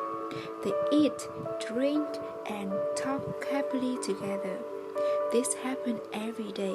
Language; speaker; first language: English; non-native, learner; Vietnamese